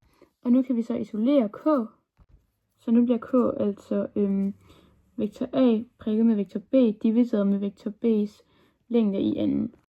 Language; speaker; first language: Danish; native; Danish